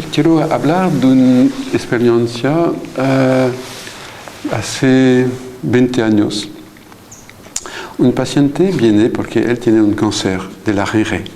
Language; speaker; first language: Spanish; non-native, fluent; French